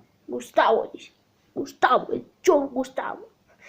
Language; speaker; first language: Spanish; native; Spanish